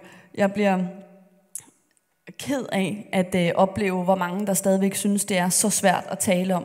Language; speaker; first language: Danish; native; Danish